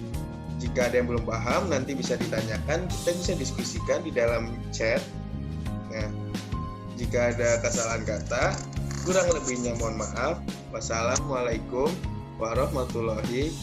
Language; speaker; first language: Indonesian; native; Indonesian